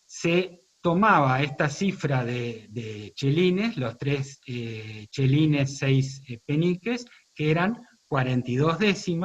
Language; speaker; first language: Spanish; native; Spanish